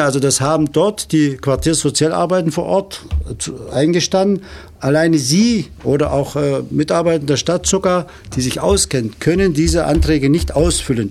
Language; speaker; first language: German; native; German